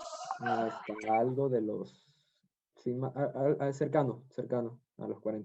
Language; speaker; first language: Spanish; native; Spanish